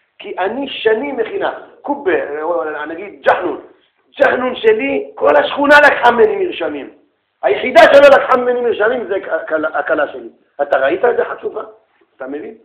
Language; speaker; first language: Hebrew; native; Hebrew